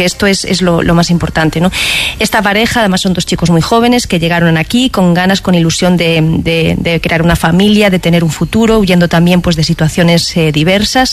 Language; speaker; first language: Spanish; native; Spanish